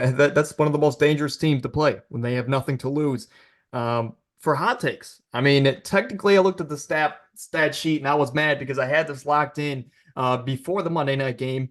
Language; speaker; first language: English; native; English